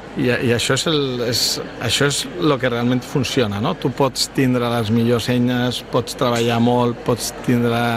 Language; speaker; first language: Catalan; non-native, local second language; Spanish